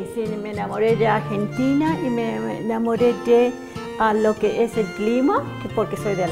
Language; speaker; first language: Spanish; non-native, fluent; English